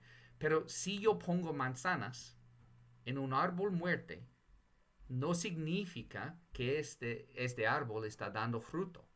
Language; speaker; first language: Spanish; non-native, fluent; English